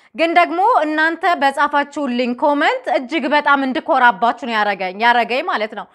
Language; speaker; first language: Amharic; native; Amharic